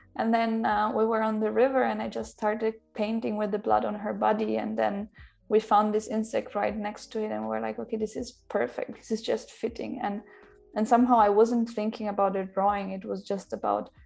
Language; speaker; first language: English; non-native, fluent; Italian